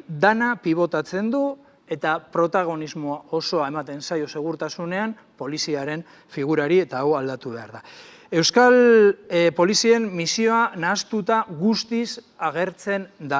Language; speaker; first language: Basque; native; Basque